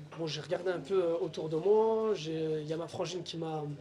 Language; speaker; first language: French; native; French